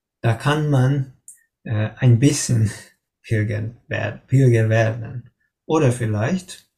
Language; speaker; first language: German; non-native, learner; Hungarian